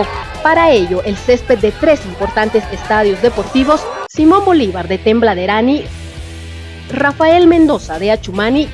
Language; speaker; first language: Spanish; native; Spanish